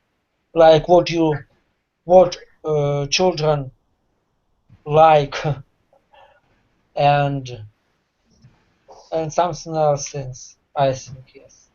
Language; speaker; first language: English; non-native, learner; Russian